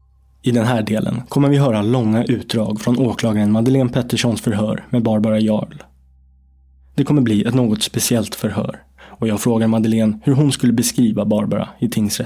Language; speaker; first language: Swedish; native; Swedish